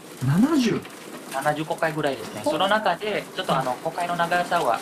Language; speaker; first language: Japanese; non-native, fluent; Indonesian